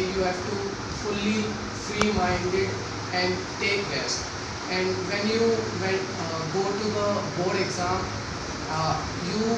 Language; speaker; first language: English; non-native, learner; Hindi